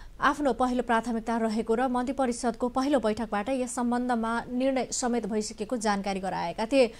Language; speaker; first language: Nepali; non-native, local second language; Maithili